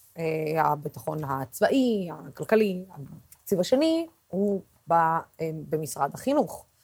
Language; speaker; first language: Hebrew; non-native, local second language; Arabic